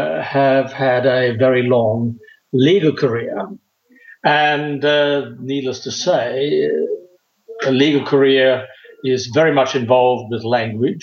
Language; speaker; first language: English; non-native, fluent; German